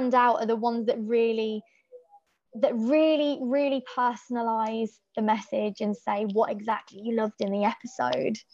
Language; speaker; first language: English; native; English